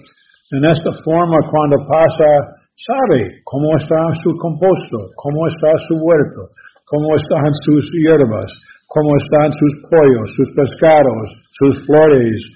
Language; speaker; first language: Spanish; non-native, learner; English